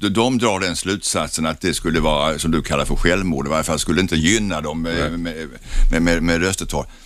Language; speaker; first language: Swedish; native; Swedish